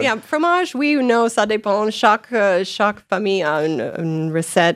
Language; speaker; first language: French; non-native, learner; English